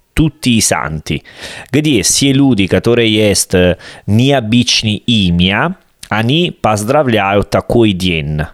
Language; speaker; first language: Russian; non-native, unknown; Italian